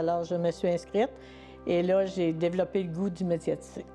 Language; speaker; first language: French; native; French